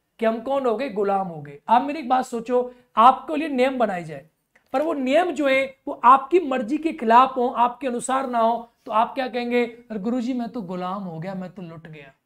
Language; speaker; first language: Hindi; native; Hindi